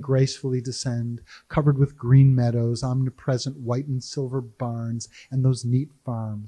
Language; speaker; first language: English; native; English